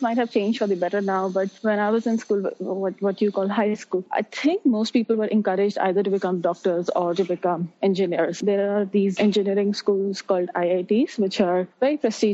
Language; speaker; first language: English; non-native, local second language; Hindi